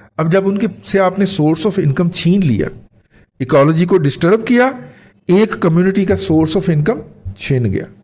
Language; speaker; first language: Urdu; non-native, local second language; Punjabi